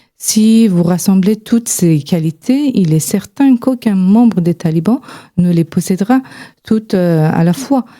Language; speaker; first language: French; non-native, fluent; Persian